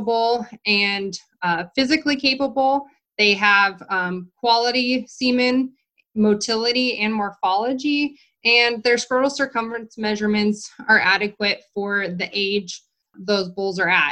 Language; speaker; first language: English; native; English